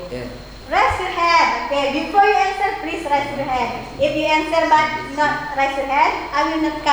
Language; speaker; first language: English; non-native, learner; Indonesian